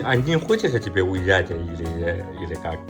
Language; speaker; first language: Russian; non-native, learner; Chinese